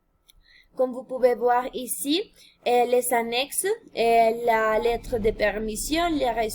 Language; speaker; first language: French; non-native, fluent; Spanish